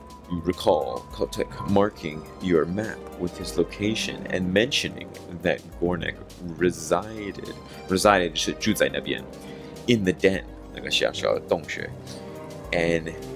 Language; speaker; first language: English; native; English